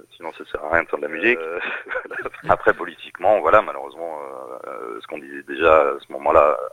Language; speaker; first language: French; native; French